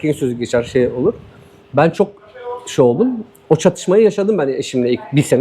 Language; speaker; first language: Turkish; native; Turkish